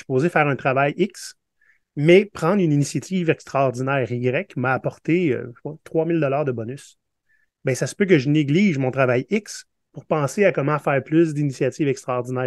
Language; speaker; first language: French; native; French